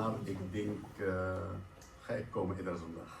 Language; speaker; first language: Dutch; non-native, learner; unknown